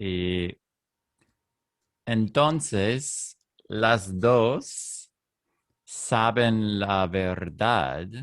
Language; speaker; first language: Spanish; non-native, learner; English